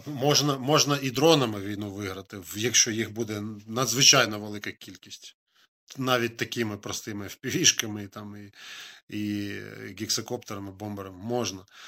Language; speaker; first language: Ukrainian; native; Ukrainian